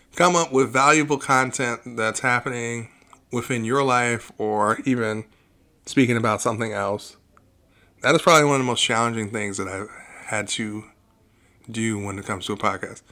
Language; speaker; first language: English; native; English